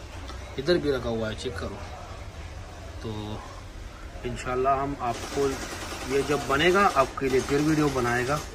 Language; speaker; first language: Hindi; non-native, fluent; Pashto